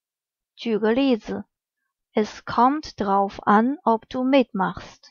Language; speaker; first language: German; non-native, fluent; Chinese